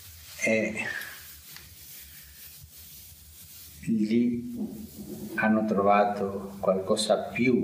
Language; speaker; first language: Italian; early bilingual, heritage; Spanish